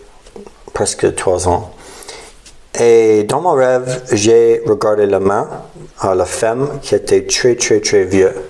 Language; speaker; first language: French; non-native, learner; English